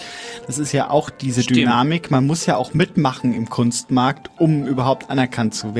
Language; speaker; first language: German; native; German